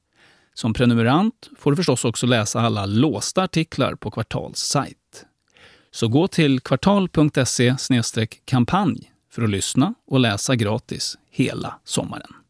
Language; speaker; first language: Swedish; native; Swedish